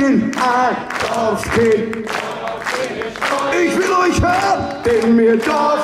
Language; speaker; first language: German; native; German